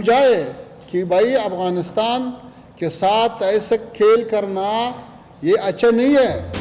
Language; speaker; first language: Hindi; non-native, fluent; Pashto